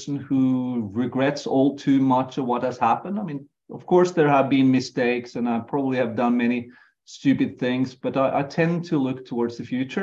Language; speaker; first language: English; non-native, fluent; Norwegian